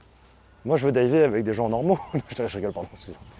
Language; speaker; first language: French; native; French